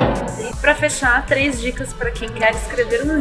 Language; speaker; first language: Portuguese; native; Portuguese